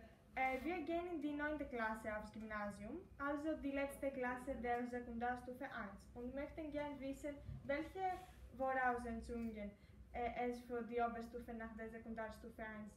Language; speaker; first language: German; non-native, learner; Greek